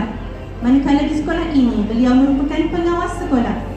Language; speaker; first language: Malay; native; Malay